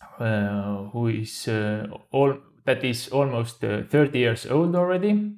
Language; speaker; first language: English; non-native, fluent; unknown